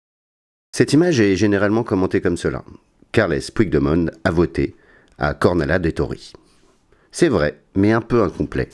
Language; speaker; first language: French; native; French